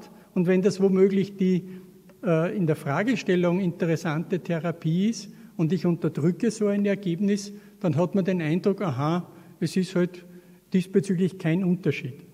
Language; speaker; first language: German; native; German